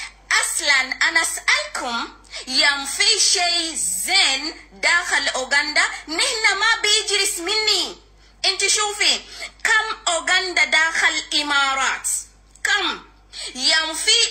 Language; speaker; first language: Arabic; non-native, learner; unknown